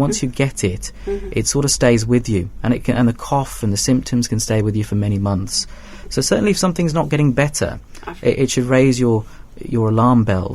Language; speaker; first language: English; native; English